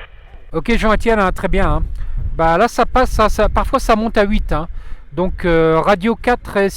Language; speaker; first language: French; native; French